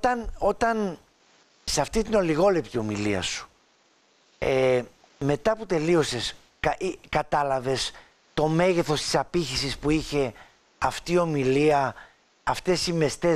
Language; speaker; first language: Greek; native; Greek